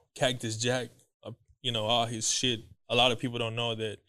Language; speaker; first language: English; early bilingual, other home language; Spanish